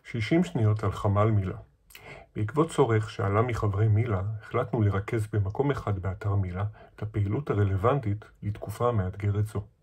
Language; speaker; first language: Hebrew; native; Hebrew